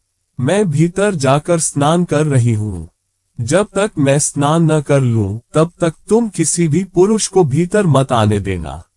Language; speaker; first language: Hindi; native; Hindi